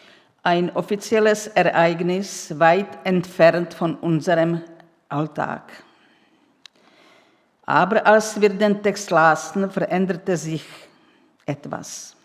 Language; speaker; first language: German; non-native, fluent; Czech